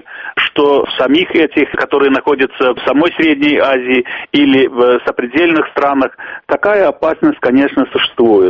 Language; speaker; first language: Russian; native; Russian